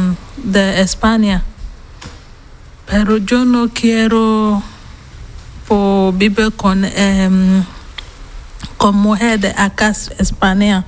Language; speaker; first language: Spanish; non-native, learner; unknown